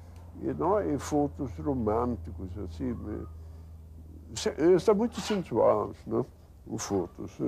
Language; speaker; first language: Portuguese; non-native, fluent; Swedish